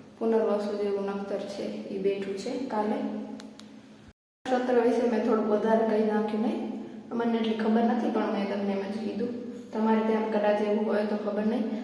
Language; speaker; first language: Gujarati; non-native, local second language; Kachhi